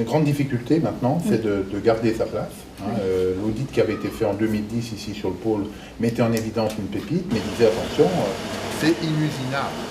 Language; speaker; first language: French; native; French